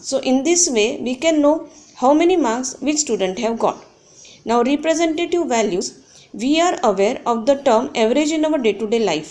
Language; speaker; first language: English; non-native, local second language; Gujarati